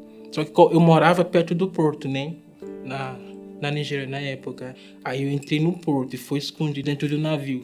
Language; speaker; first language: Portuguese; non-native, fluent; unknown